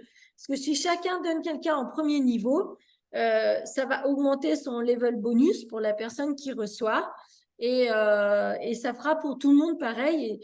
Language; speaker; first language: French; native; French